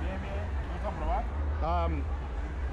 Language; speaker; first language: Spanish; native; Spanish